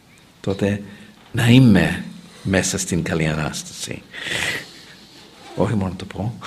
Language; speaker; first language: Greek; non-native, learner; English